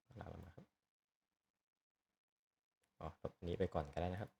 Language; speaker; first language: Thai; native; Thai